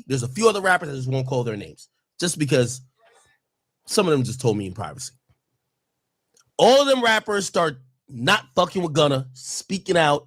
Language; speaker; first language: English; native; English